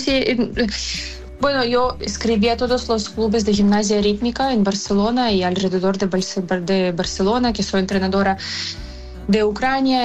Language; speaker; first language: Spanish; non-native, fluent; Ukrainian